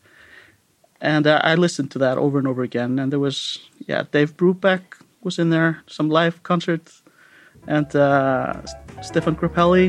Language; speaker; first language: English; non-native, fluent; Icelandic